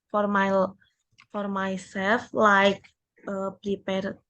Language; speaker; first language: English; non-native, learner; Indonesian